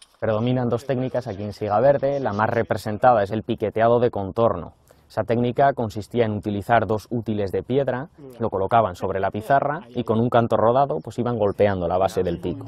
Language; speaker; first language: Spanish; native; Spanish